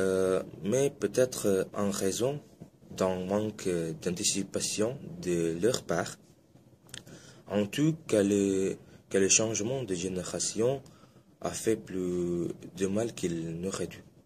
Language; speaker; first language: French; non-native, fluent; Indonesian